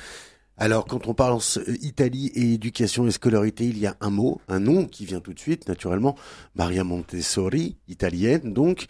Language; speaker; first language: French; native; French